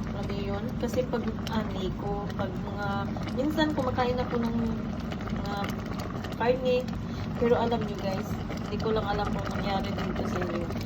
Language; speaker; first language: Filipino; native; Filipino